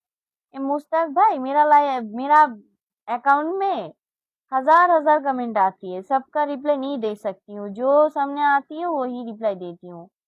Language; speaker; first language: Hindi; non-native, learner; Bangla